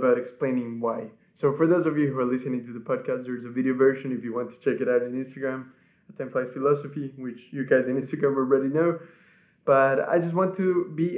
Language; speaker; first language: English; non-native, fluent; Spanish